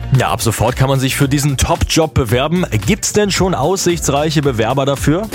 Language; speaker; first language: German; native; German